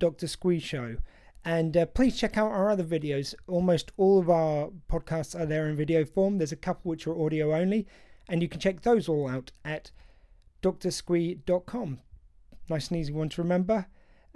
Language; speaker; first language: English; native; English